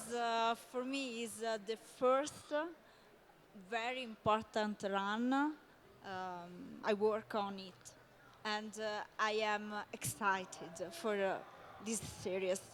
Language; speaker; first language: English; non-native, learner; Italian